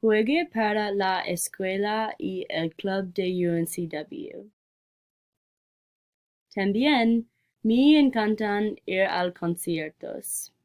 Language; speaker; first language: Spanish; non-native, learner; English